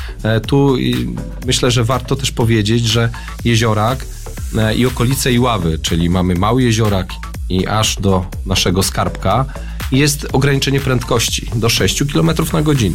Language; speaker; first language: Polish; native; Polish